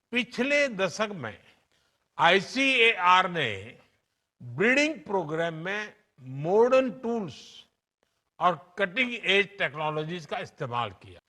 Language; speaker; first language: Hindi; non-native, local second language; Gujarati